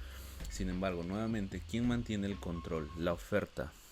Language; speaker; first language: Spanish; native; Spanish